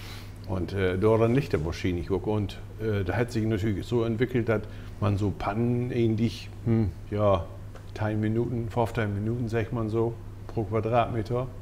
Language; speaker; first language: German; native; German